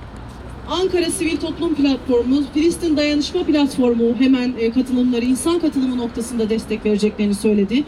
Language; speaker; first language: Turkish; native; Turkish